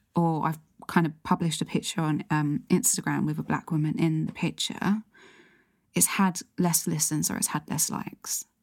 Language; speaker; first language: English; native; English